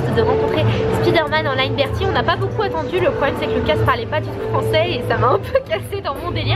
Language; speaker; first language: French; native; French